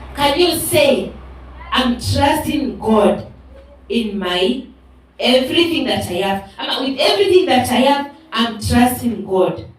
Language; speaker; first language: English; non-native, local second language; Swahili